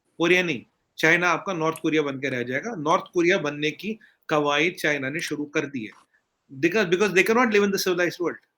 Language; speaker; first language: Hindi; native; Hindi